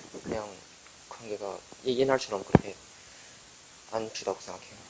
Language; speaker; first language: Korean; non-native, learner; Chinese